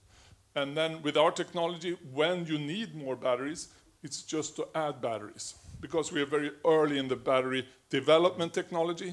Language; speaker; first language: English; non-native, fluent; Swedish